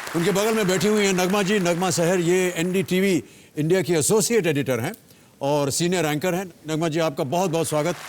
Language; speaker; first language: Hindi; native; Hindi